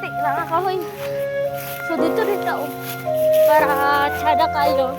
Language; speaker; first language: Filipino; non-native, local second language; Cebuano